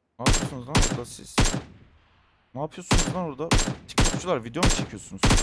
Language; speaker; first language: Turkish; native; Turkish